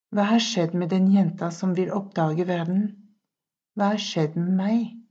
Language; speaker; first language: Norwegian; non-native, fluent; French